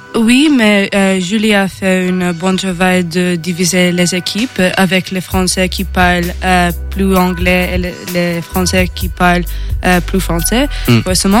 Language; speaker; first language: French; non-native, fluent; Maltese